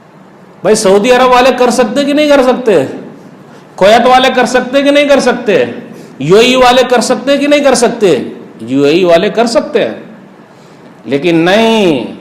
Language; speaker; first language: Hindi; native; Hindi